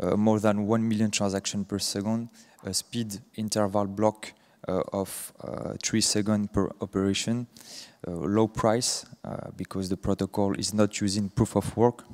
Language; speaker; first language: English; non-native, fluent; French